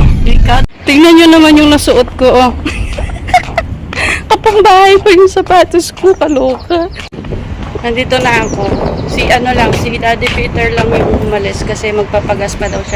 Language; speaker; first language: Filipino; native; Filipino